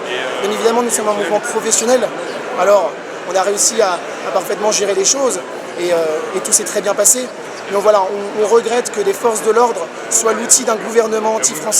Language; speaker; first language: French; native; French